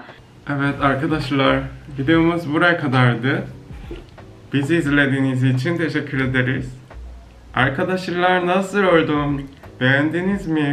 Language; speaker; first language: Turkish; non-native, learner; Korean